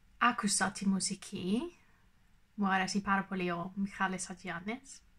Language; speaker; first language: Greek; non-native, learner; English